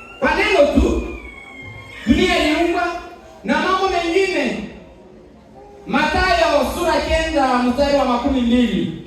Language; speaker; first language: Swahili; native; Swahili